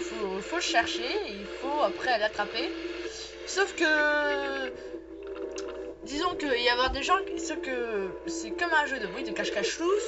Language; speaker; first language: French; native; French